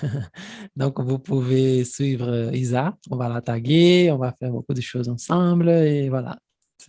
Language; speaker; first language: French; non-native, fluent; Portuguese